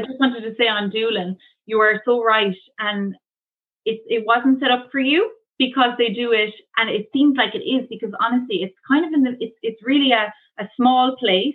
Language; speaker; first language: English; native; English